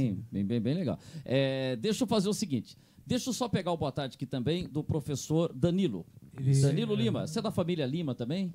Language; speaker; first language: Portuguese; native; Portuguese